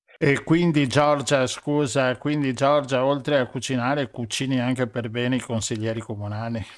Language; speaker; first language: Italian; native; Italian